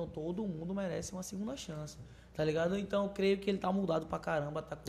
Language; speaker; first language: Portuguese; native; Portuguese